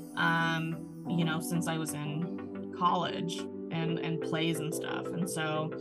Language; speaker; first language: English; native; English